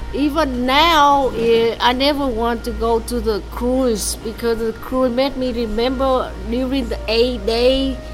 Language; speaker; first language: English; non-native, learner; Vietnamese